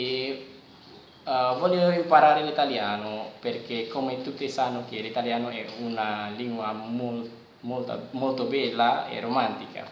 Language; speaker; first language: Italian; non-native, learner; Indonesian